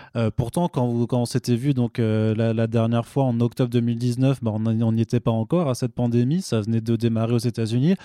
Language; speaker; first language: French; native; French